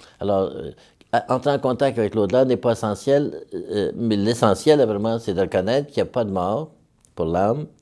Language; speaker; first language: French; native; French